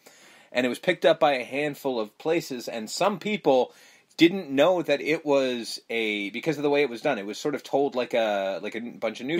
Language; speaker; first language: English; native; English